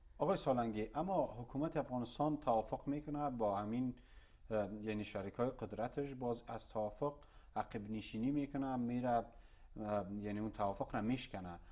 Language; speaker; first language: Persian; native; Persian